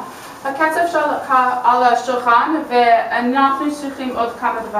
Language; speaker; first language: Hebrew; non-native, learner; English